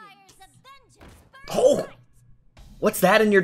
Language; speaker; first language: English; native; English